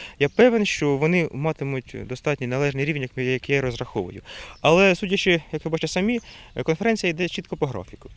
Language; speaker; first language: Ukrainian; native; Ukrainian